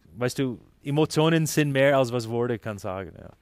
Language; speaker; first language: German; non-native, fluent; English